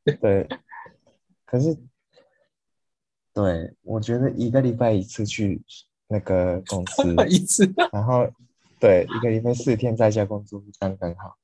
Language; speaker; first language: Chinese; non-native, fluent; Japanese